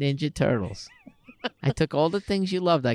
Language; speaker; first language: English; native; English